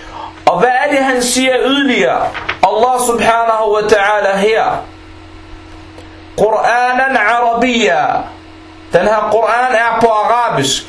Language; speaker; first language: Danish; non-native, fluent; Arabic